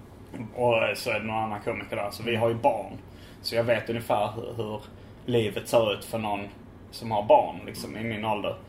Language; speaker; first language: Swedish; native; Swedish